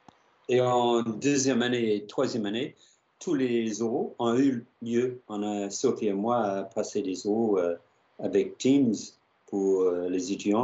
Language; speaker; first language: French; non-native, fluent; English